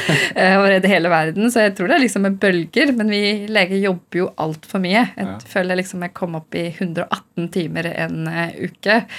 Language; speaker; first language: Norwegian; non-native, local second language; Urdu